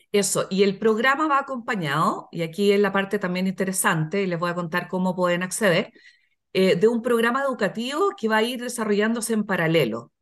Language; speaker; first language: Spanish; native; Spanish